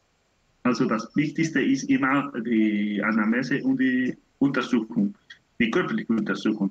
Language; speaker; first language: German; non-native, learner; Spanish